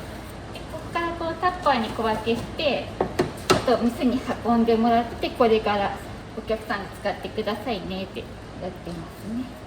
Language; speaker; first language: Japanese; native; Japanese